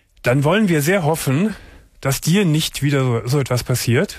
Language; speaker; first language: German; native; German